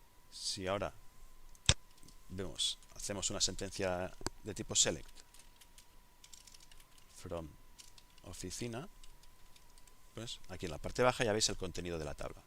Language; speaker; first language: Spanish; native; Spanish